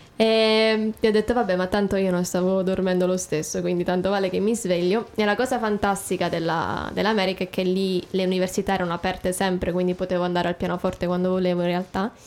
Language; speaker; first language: Italian; native; Italian